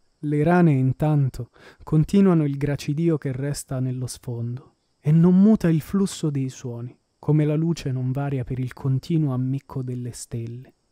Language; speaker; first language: Italian; native; Italian